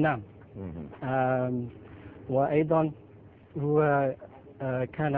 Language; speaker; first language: Arabic; non-native, learner; Filipino